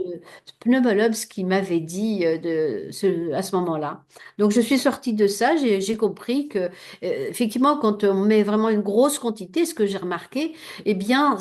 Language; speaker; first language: French; native; French